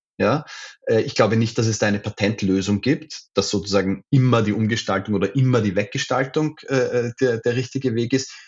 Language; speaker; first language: German; native; German